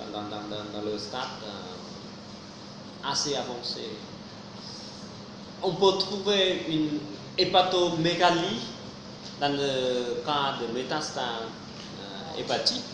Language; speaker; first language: French; non-native, fluent; Vietnamese